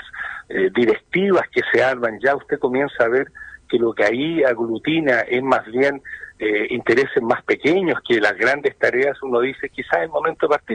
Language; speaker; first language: Spanish; native; Spanish